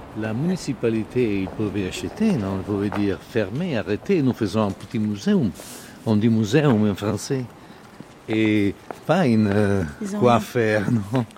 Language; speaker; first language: French; non-native, learner; Italian